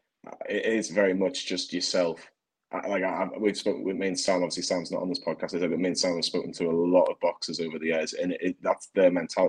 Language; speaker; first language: English; native; English